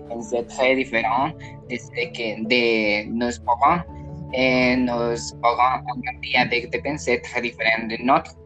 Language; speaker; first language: French; non-native, learner; Spanish